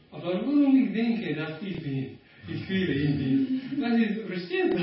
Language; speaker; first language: German; non-native, learner; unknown